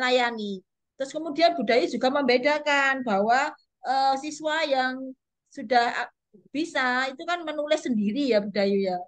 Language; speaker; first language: Indonesian; native; Indonesian